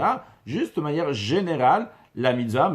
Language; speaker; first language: French; native; French